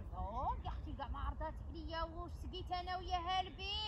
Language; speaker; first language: Arabic; native; Arabic